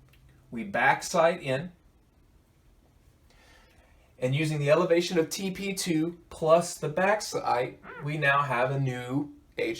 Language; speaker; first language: English; native; English